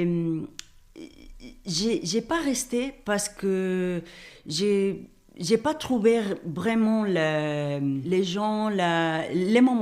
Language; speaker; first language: French; non-native, fluent; Spanish